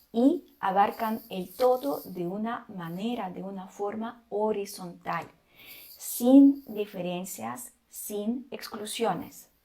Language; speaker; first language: Spanish; non-native, fluent; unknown